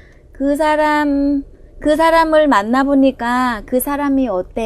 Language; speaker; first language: Korean; non-native, fluent; Vietnamese